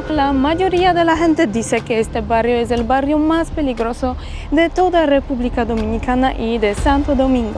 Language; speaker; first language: Spanish; non-native, fluent; Polish